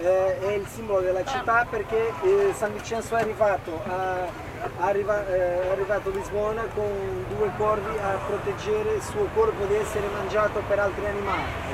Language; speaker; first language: Italian; non-native, learner; Portuguese